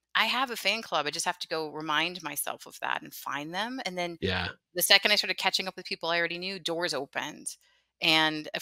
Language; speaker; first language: English; native; English